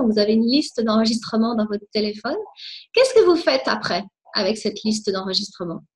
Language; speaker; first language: French; native; French